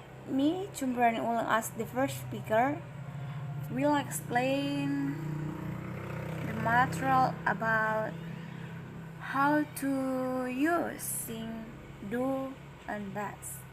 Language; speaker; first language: English; non-native, learner; Indonesian